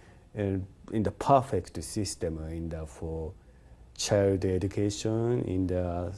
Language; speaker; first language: English; non-native, learner; Japanese